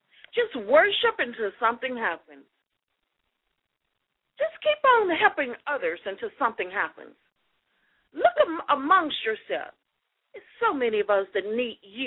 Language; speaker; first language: English; native; English